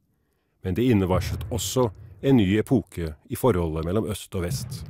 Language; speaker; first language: Norwegian; native; Norwegian